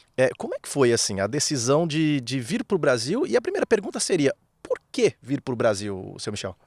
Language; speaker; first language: Portuguese; native; Portuguese